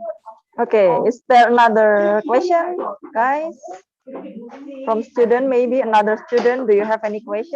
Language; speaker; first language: English; non-native, learner; Indonesian